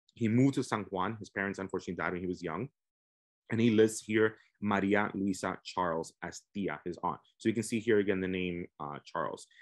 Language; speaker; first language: English; native; English